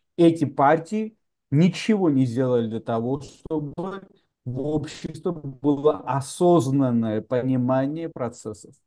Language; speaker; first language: Russian; non-native, local second language; Georgian